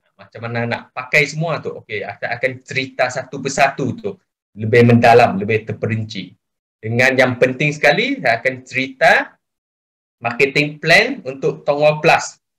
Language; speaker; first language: Malay; non-native, local second language; Chinese